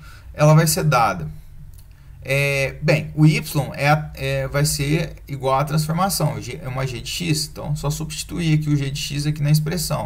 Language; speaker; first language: Portuguese; native; Portuguese